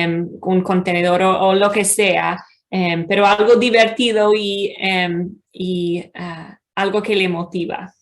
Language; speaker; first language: Spanish; non-native, fluent; English